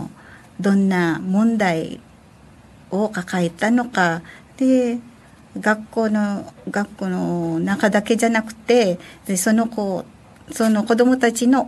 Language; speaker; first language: Japanese; non-native, fluent; Filipino